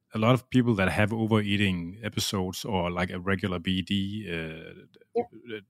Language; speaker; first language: English; non-native, fluent; Danish